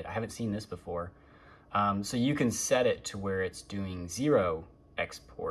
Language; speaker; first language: English; native; English